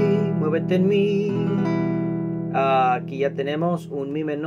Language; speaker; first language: Spanish; native; Spanish